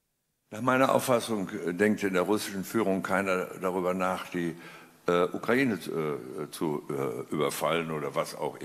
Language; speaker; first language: German; native; German